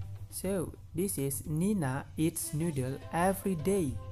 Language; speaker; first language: English; non-native, fluent; Indonesian